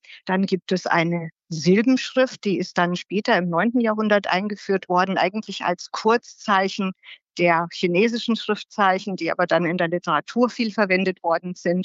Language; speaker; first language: German; native; German